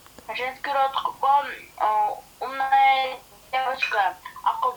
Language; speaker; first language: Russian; non-native, learner; Kyrgyz